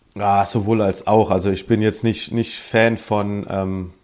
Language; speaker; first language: German; native; German